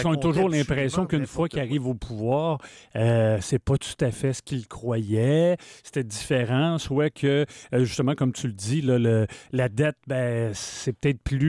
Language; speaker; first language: French; native; French